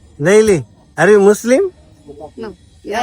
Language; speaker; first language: English; non-native, learner; Bangla